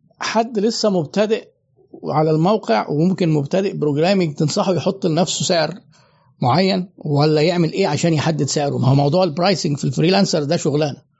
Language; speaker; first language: Arabic; native; Arabic